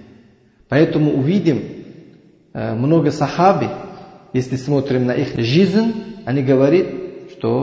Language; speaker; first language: Russian; non-native, learner; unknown